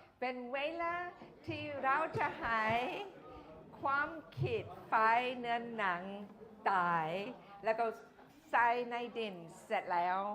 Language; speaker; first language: Thai; non-native, fluent; English